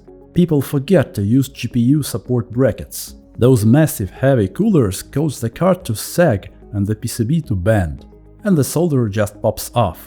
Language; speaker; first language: English; non-native, fluent; Russian